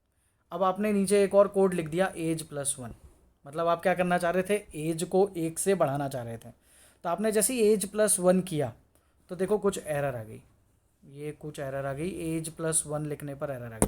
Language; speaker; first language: Hindi; native; Hindi